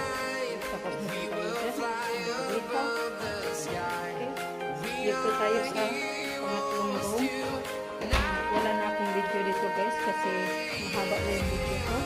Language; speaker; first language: Filipino; non-native, local second language; Cebuano